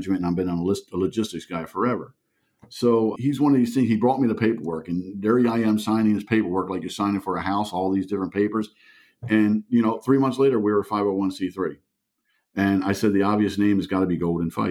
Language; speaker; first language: English; early bilingual, other home language; German